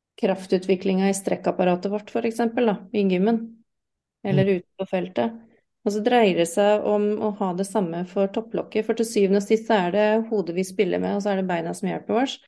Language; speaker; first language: Norwegian; non-native, fluent; English